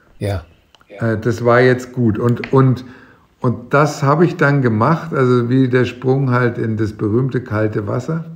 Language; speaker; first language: German; native; German